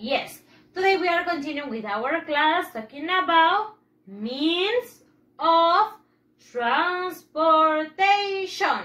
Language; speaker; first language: English; non-native, fluent; Spanish